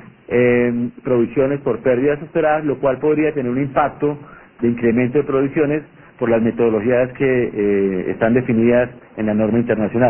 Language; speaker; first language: Spanish; native; Spanish